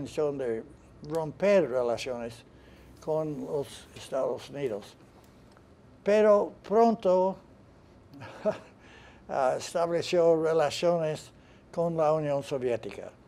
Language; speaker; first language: Spanish; non-native, fluent; English